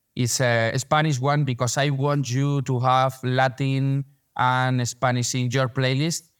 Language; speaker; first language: English; non-native, learner; Spanish